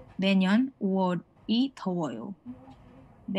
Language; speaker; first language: Korean; non-native, fluent; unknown